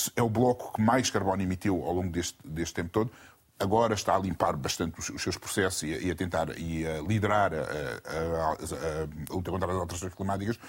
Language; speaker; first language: Portuguese; non-native, local second language; Kabuverdianu